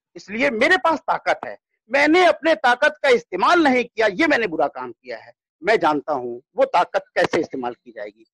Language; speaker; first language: Hindi; native; Hindi